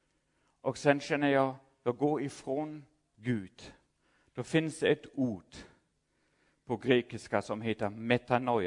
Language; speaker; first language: Swedish; non-native, fluent; German